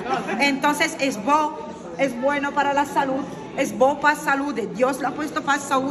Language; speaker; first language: Spanish; non-native, fluent; Arabic